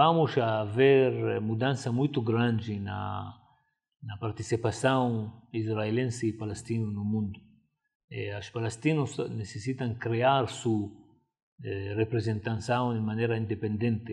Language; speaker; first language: Portuguese; non-native, fluent; Arabic